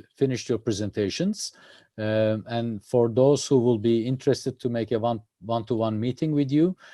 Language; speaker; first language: English; non-native, fluent; Turkish